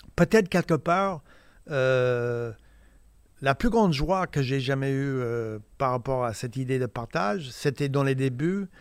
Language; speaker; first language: French; non-native, fluent; English